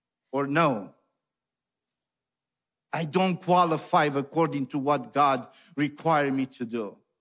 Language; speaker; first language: English; non-native, fluent; Romanian